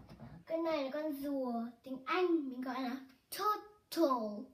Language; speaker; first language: Vietnamese; early bilingual, heritage; Vietnamese